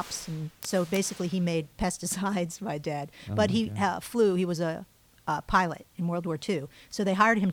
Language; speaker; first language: English; native; English